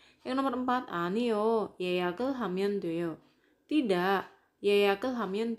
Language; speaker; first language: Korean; non-native, fluent; Indonesian